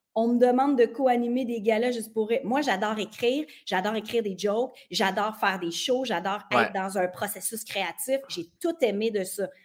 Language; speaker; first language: French; native; French